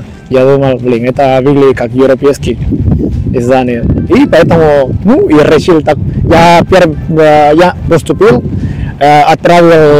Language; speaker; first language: Russian; non-native, learner; Spanish